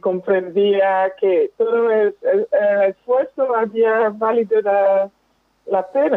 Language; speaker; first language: Spanish; non-native, fluent; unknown